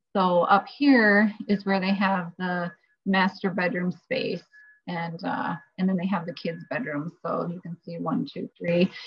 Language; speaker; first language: English; native; English